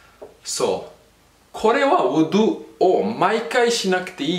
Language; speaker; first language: Japanese; non-native, fluent; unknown